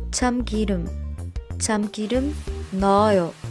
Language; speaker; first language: Korean; non-native, fluent; Spanish